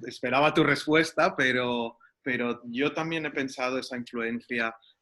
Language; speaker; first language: Spanish; native; Spanish